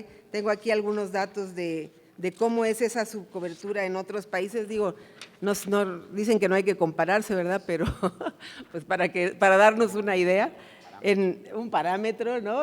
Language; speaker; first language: Spanish; native; Spanish